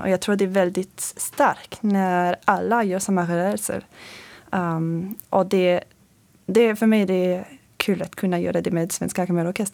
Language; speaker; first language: Swedish; non-native, fluent; French